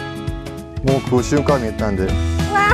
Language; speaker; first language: Japanese; native; Japanese